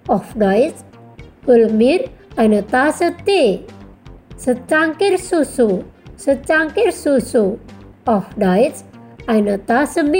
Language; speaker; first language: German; non-native, fluent; Indonesian